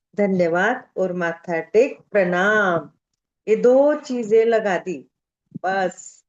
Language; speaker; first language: Hindi; non-native, local second language; Marathi